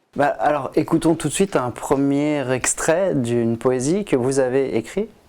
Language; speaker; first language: French; native; French